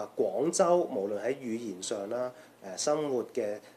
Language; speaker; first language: Chinese; non-native, local second language; Cantonese